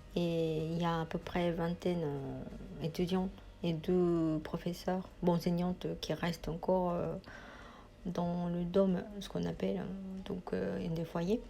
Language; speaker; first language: French; non-native, fluent; Japanese